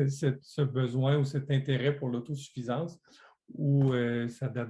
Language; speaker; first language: French; native; French